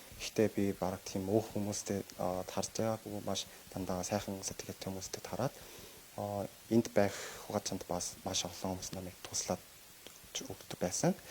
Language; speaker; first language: Mongolian; non-native, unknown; Korean